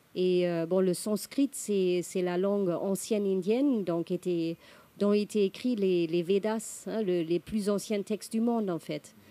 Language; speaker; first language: French; non-native, fluent; German